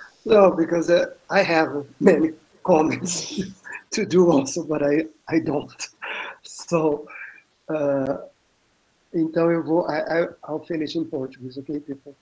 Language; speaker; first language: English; non-native, learner; Portuguese